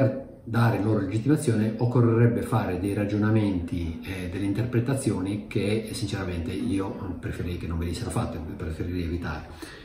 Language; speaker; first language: Italian; native; Italian